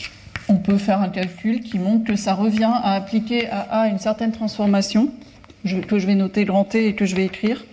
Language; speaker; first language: French; native; French